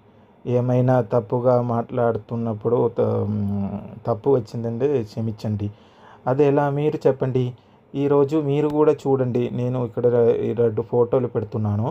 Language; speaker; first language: Telugu; non-native, learner; Malayalam